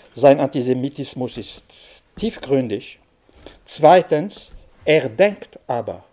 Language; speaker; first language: German; non-native, fluent; French